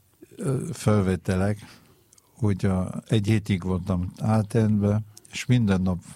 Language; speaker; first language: Hungarian; non-native, fluent; French